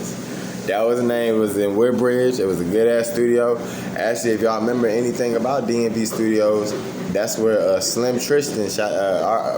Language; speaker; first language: English; native; English